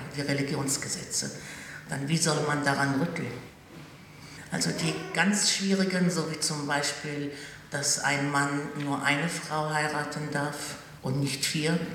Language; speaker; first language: German; non-native, fluent; Arabic